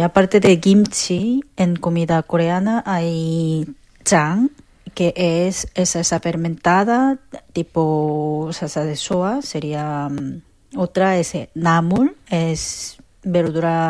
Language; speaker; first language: Spanish; non-native, fluent; Korean